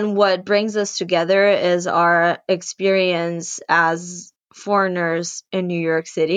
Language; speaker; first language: English; non-native, fluent; Portuguese